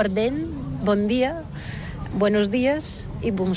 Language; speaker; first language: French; non-native, learner; Bulgarian